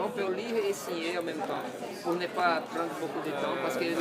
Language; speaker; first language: French; non-native, fluent; Portuguese